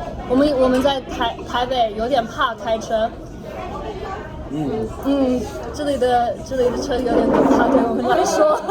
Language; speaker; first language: Chinese; early bilingual, heritage; English